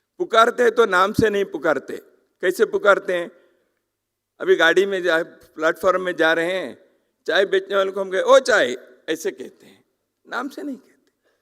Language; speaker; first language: Hindi; non-native, local second language; Kannada